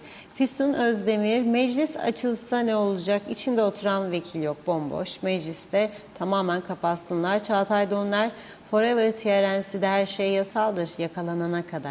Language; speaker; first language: Turkish; native; Turkish